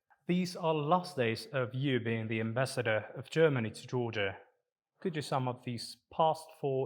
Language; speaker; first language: English; non-native, fluent; Georgian